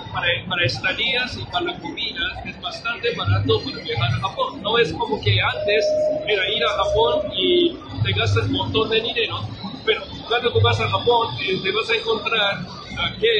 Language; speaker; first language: Spanish; non-native, fluent; Japanese